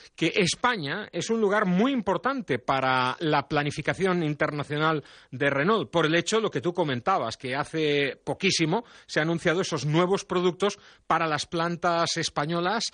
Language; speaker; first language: Spanish; non-native, local second language; Catalan